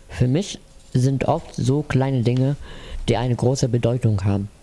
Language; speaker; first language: German; non-native, fluent; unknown